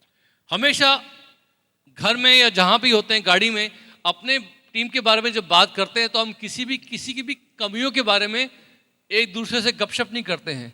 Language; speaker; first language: Hindi; native; Hindi